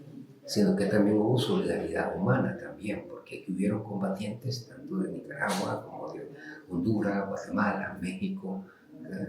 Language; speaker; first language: Spanish; native; Spanish